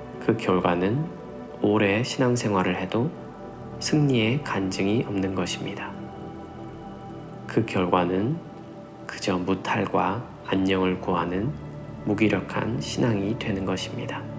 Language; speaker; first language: Korean; native; Korean